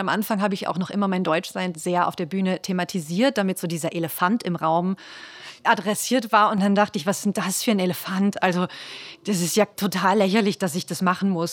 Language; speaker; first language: German; native; German